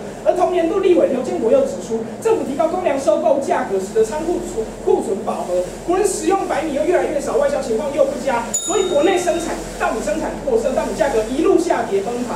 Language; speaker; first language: Chinese; native; Chinese